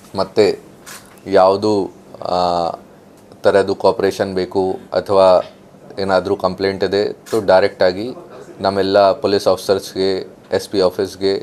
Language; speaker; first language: Kannada; non-native, fluent; Hindi